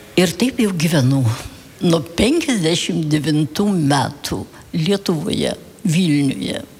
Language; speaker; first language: Lithuanian; early bilingual, heritage; Lithuanian